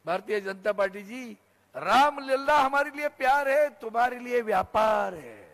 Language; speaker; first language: Hindi; non-native, local second language; Marathi